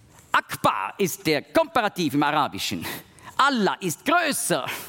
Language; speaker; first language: German; native; German